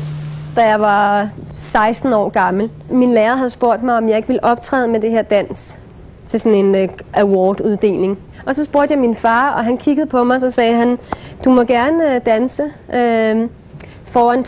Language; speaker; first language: Danish; early bilingual, other home language; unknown